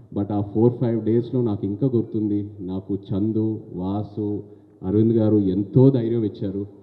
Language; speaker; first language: Telugu; native; Telugu